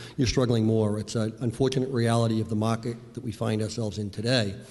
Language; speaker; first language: English; native; English